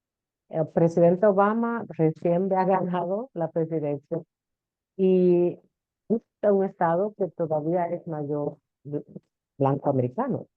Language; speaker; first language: Spanish; early bilingual, heritage; Spanish